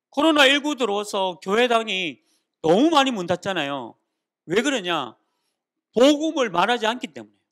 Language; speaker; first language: Korean; native; Korean